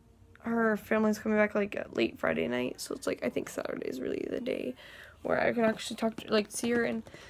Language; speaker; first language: English; native; English